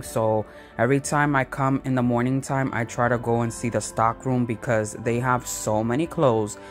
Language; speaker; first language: English; native; English